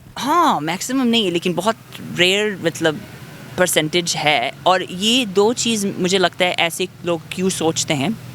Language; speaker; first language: Hindi; non-native, fluent; English